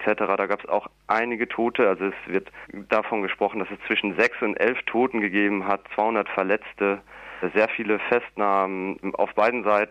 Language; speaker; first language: German; native; German